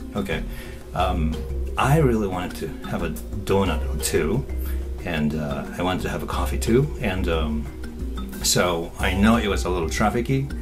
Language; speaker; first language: English; non-native, fluent; Japanese